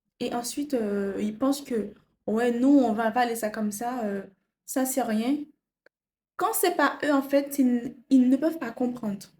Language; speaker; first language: French; non-native, local second language; Haitian Creole